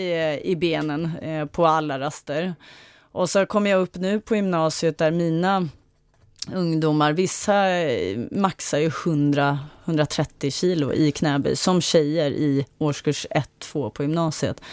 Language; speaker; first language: Swedish; native; Swedish